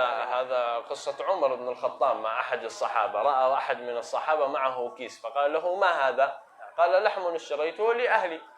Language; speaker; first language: Arabic; native; Arabic